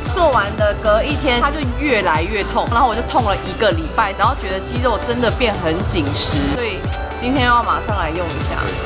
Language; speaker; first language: Chinese; native; Chinese